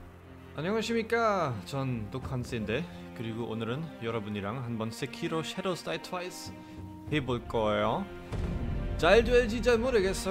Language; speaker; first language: Korean; non-native, fluent; German